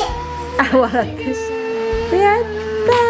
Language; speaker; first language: Swedish; non-native, learner; Japanese